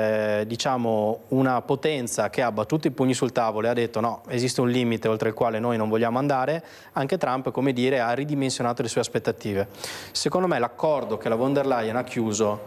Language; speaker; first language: Italian; native; Italian